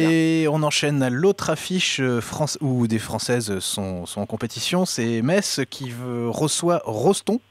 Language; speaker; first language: French; native; French